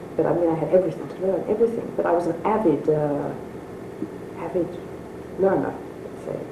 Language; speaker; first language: English; native; English